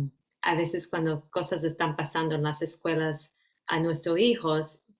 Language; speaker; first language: Spanish; early bilingual, heritage; Spanish